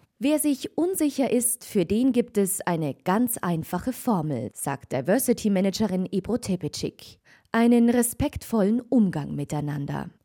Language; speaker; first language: German; native; German